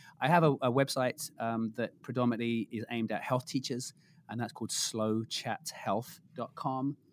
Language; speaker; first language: English; native; English